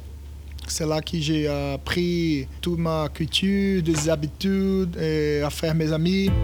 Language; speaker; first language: French; non-native, learner; Portuguese